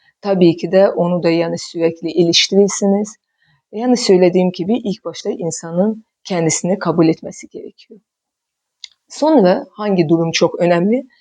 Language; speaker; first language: Turkish; non-native, fluent; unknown